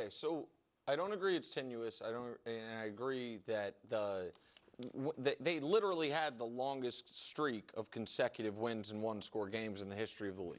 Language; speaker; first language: English; native; English